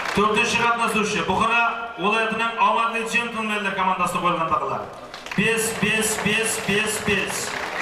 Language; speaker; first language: Uzbek; non-native, local second language; Kara-Kalpak